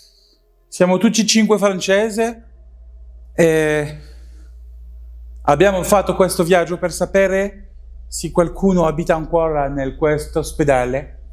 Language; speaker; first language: Italian; non-native, learner; French